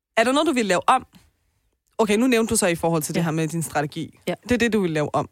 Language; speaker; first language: Danish; early bilingual, other home language; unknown